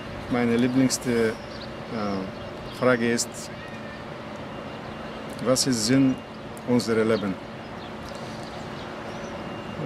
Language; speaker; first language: German; non-native, fluent; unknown